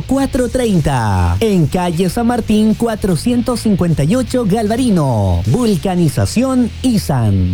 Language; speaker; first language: Spanish; native; Spanish